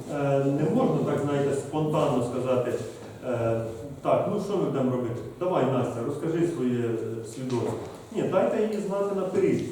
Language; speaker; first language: Ukrainian; native; Ukrainian